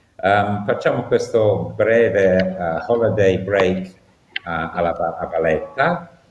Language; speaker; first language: Italian; non-native, fluent; English